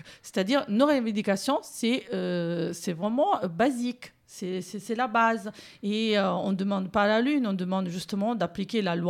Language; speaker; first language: French; native; French